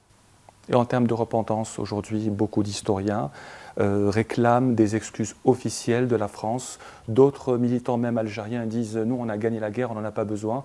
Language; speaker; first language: French; non-native, local second language; Arabic